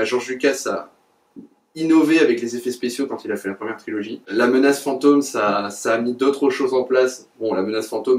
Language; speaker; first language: French; native; French